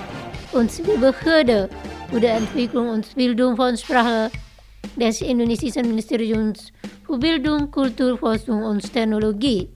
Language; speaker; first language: German; non-native, fluent; Indonesian